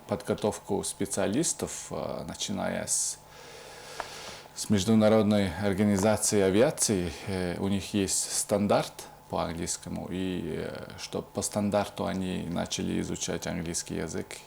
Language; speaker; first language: Russian; non-native, fluent; Mongolian